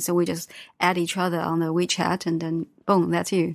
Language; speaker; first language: English; non-native, fluent; Chinese